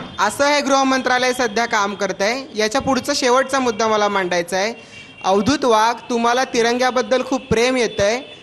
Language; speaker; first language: Marathi; native; Marathi